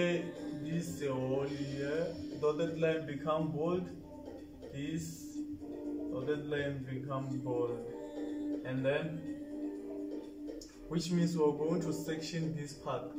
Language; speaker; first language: English; non-native, local second language; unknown